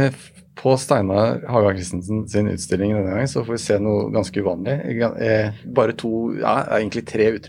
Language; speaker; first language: Norwegian; native; Norwegian